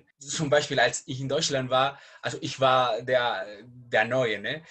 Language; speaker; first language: German; non-native, learner; Spanish